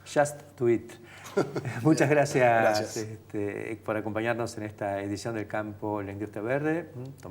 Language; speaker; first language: Spanish; native; Spanish